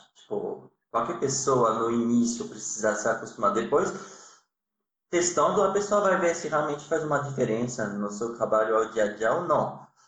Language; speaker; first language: Portuguese; non-native, fluent; French